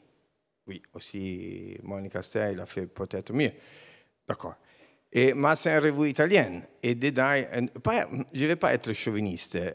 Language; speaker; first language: French; non-native, learner; Italian